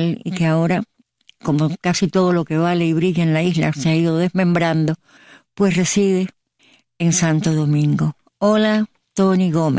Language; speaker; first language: Spanish; native; Spanish